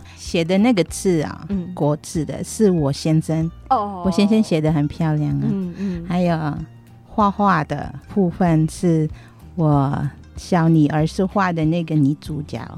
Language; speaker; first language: Chinese; non-native, fluent; Filipino